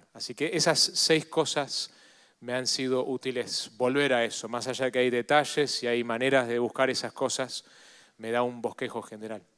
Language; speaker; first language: Spanish; native; Spanish